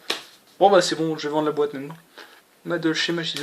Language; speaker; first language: French; native; French